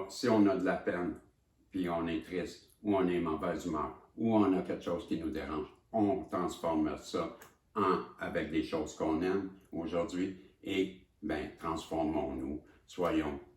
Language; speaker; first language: French; native; French